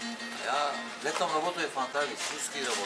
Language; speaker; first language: Russian; non-native, local second language; Turkish